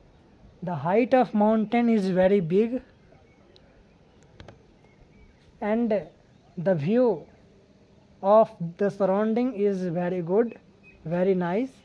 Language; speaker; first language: English; non-native, learner; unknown